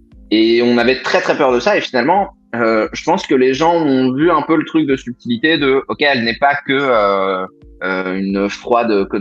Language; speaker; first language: French; native; French